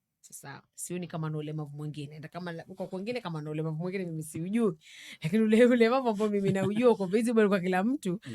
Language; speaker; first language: Swahili; native; Swahili